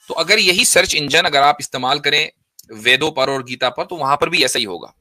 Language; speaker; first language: Hindi; native; Hindi